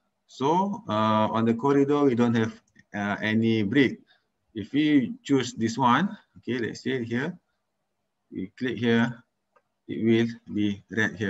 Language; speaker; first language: English; non-native, local second language; Malay